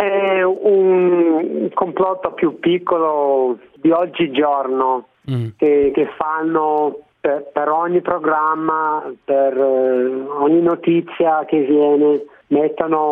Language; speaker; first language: Italian; non-native, learner; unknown